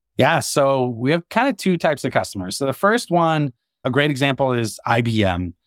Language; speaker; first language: English; native; English